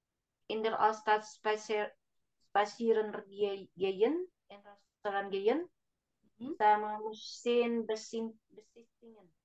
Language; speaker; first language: German; non-native, learner; Indonesian